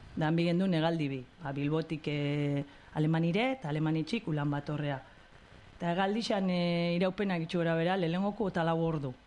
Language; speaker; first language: Basque; native; Basque